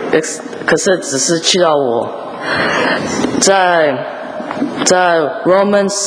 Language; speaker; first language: Chinese; early bilingual, heritage; English